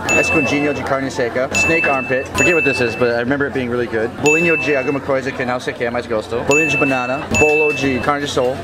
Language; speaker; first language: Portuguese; non-native, fluent; English